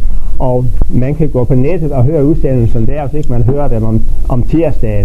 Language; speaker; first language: Danish; native; Danish